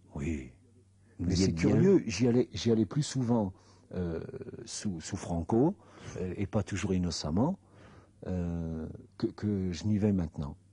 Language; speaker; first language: French; non-native, fluent; Spanish